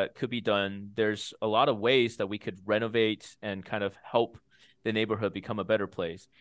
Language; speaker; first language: English; early bilingual, other home language; Chinese